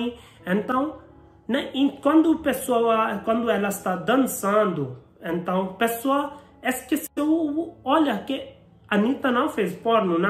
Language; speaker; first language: Portuguese; non-native, learner; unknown